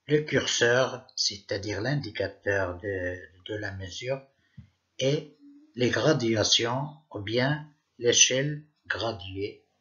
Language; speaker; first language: French; non-native, local second language; Arabic